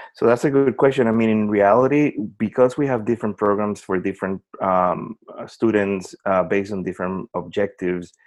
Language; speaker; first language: English; non-native, fluent; Spanish